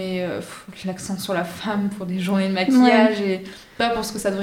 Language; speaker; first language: French; native; French